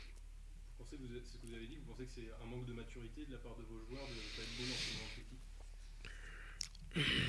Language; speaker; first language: French; native; French